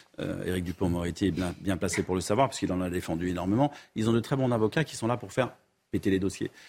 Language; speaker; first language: French; native; French